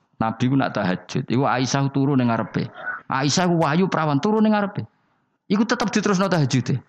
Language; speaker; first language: Indonesian; non-native, local second language; Javanese